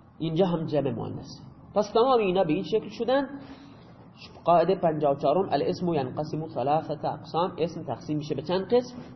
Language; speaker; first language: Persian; non-native, local second language; Baluchi